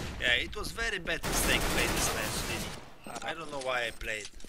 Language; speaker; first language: English; non-native, learner; Polish